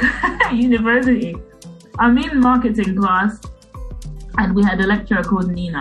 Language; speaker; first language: English; non-native, local second language; Bemba